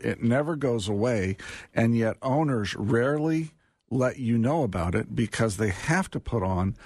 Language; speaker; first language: English; native; English